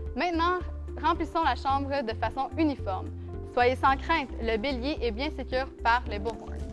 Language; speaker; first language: French; native; French